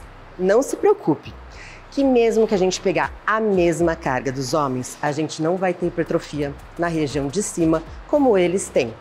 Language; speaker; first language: Portuguese; native; Portuguese